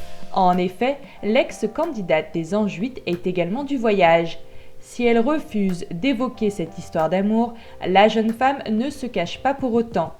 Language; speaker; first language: French; native; French